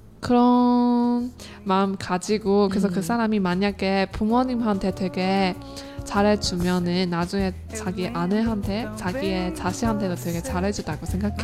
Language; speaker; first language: Korean; non-native, learner; Chinese